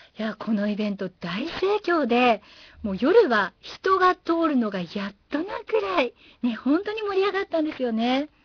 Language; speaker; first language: Japanese; native; Japanese